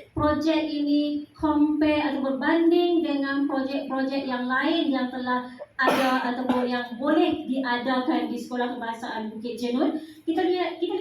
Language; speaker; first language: Malay; native; Malay